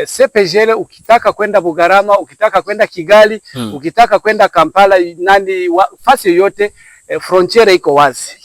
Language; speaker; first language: Swahili; non-native, local second language; Kinyarwanda